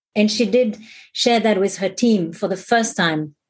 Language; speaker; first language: English; non-native, fluent; French